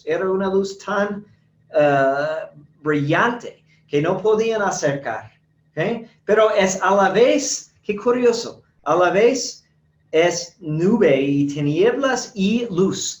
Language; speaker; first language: Spanish; non-native, fluent; English